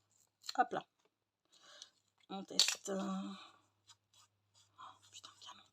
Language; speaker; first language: French; native; French